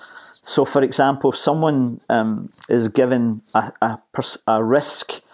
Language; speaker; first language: English; native; English